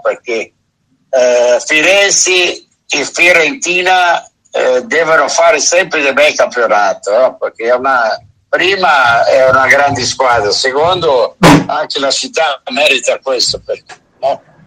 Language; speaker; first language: Italian; non-native, fluent; Portuguese